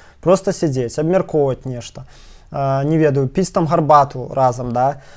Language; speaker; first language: Belarusian; non-native, local second language; Russian